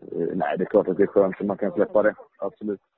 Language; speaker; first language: Swedish; native; Swedish